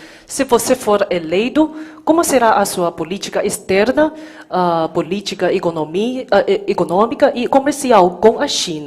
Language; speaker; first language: Portuguese; non-native, fluent; Chinese